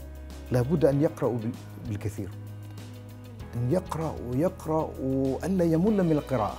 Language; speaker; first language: Arabic; non-native, fluent; Malay